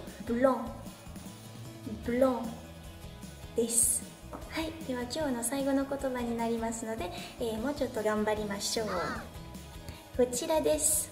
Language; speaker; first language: Japanese; non-native, fluent; French